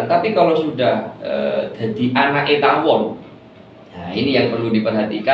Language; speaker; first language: Indonesian; non-native, local second language; Javanese